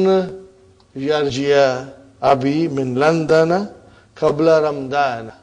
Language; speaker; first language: Arabic; non-native, fluent; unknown